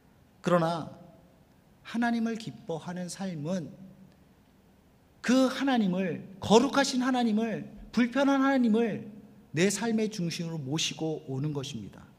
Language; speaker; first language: Korean; native; Korean